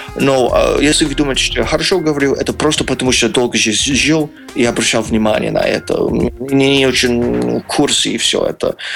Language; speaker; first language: Russian; non-native, fluent; English